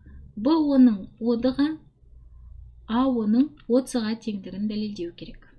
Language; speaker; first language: Kazakh; native; Kazakh